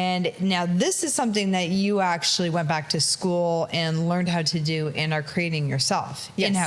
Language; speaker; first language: English; native; English